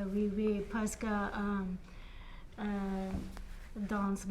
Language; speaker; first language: French; non-native, learner; English